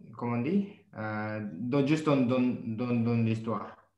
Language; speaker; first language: French; non-native, learner; Japanese